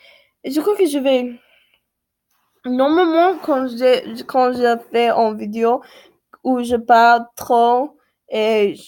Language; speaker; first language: French; non-native, learner; English